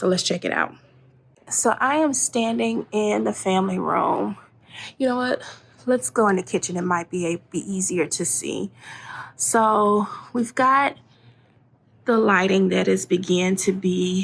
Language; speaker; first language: English; native; English